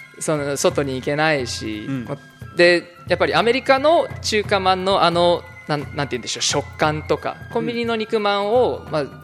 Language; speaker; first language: Japanese; early bilingual, other home language; English